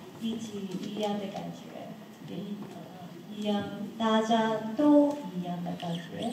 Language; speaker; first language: Chinese; non-native, learner; Japanese